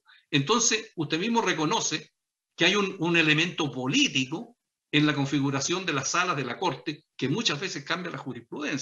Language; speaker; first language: Spanish; native; Spanish